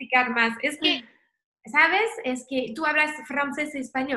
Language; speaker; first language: Spanish; non-native, fluent; French